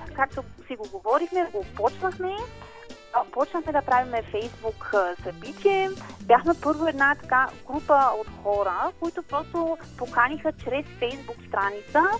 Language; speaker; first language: Bulgarian; non-native, fluent; German